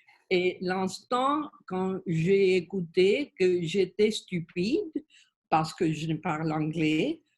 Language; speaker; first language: French; non-native, learner; Spanish